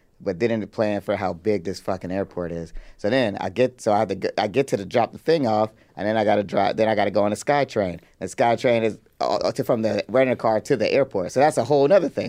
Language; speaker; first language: English; native; English